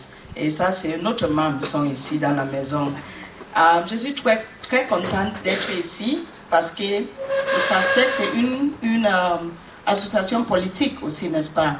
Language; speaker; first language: French; non-native, learner; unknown